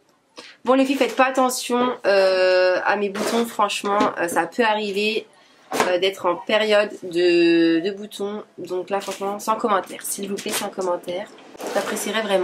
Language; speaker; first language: French; native; French